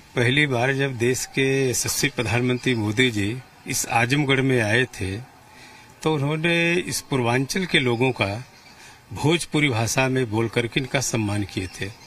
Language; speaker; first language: Hindi; native; Hindi